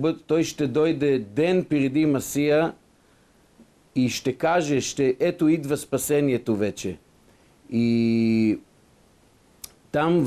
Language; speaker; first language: Bulgarian; non-native, fluent; Hebrew